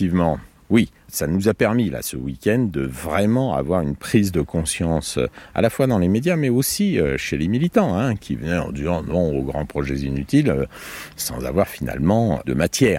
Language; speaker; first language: French; native; French